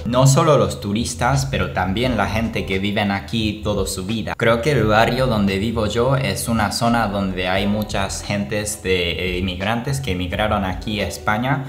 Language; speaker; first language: Spanish; non-native, fluent; Japanese